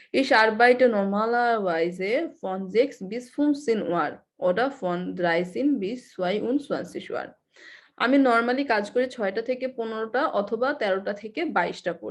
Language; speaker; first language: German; non-native, learner; Bangla